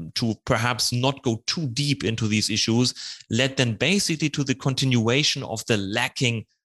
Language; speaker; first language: English; non-native, fluent; German